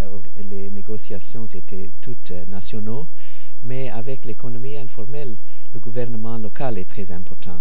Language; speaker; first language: French; non-native, fluent; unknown